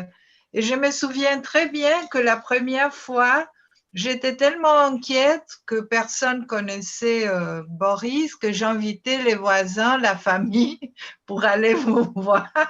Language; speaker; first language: French; non-native, fluent; Portuguese